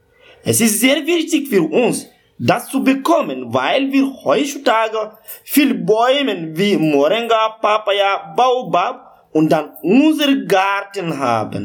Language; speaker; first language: German; non-native, learner; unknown